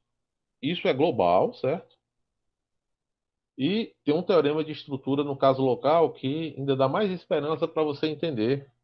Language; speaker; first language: Portuguese; native; Portuguese